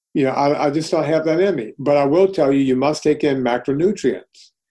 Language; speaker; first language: English; early bilingual, other home language; Italian